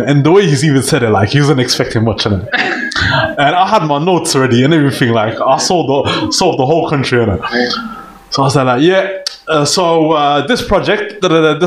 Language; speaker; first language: English; native; English